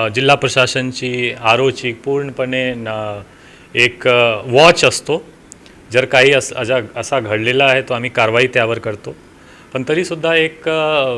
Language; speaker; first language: Marathi; non-native, local second language; Hindi